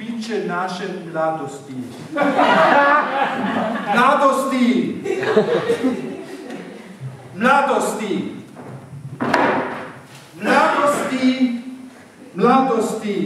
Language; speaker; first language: Slovenian; non-native, learner; German